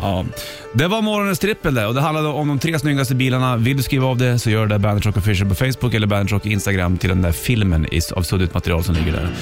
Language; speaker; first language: Swedish; native; Swedish